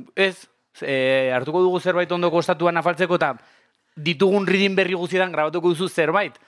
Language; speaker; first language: Basque; non-native, local second language; Spanish